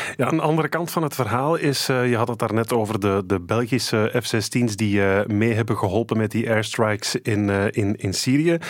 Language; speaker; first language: Dutch; native; Dutch